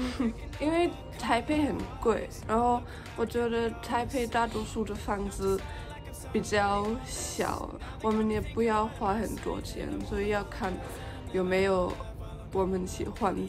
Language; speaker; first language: Chinese; early bilingual, heritage; German